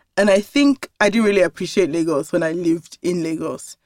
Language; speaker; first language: English; non-native, local second language; Yoruba